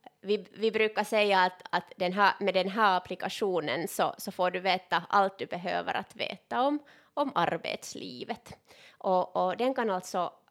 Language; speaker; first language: Swedish; non-native, local second language; Finnish